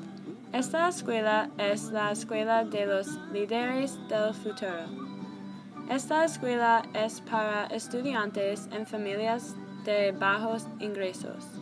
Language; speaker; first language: Spanish; non-native, learner; English